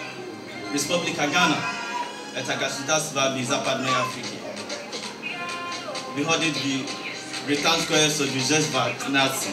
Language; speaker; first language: Russian; non-native, learner; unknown